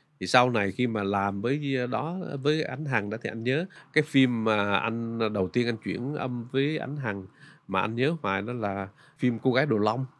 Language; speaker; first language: Vietnamese; native; Vietnamese